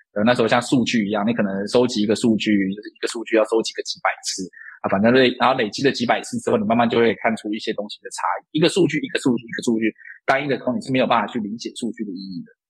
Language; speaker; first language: Chinese; native; Chinese